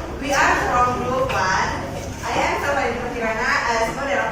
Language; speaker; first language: English; non-native, learner; Indonesian